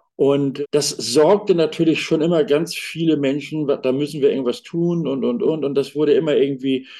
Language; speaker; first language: German; native; German